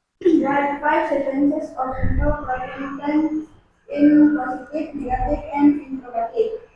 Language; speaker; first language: English; non-native, learner; Indonesian